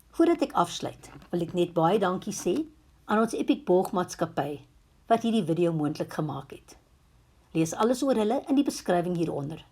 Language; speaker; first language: Afrikaans; non-native, local second language; English